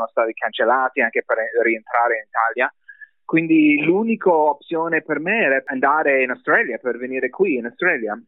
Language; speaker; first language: Italian; non-native, fluent; English